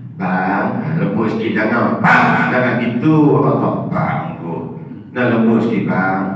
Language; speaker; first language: Malay; non-native, local second language; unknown